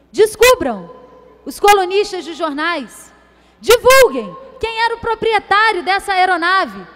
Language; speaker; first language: Portuguese; native; Portuguese